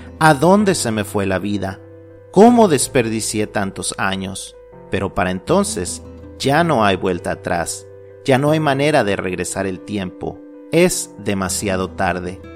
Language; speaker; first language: Spanish; native; Spanish